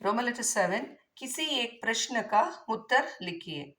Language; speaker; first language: Hindi; non-native, local second language; Tamil